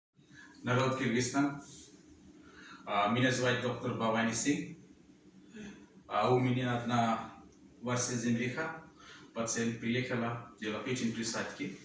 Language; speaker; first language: Russian; non-native, learner; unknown